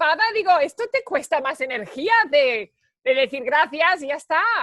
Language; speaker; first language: Spanish; early bilingual, heritage; Spanish